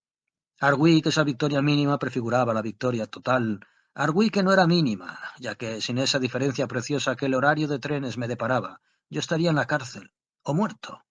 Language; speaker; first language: Spanish; native; Spanish